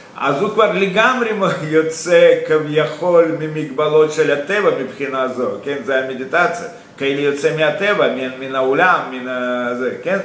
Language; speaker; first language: Hebrew; non-native, fluent; Russian